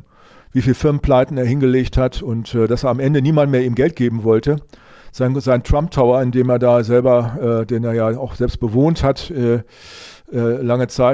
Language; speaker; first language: German; native; German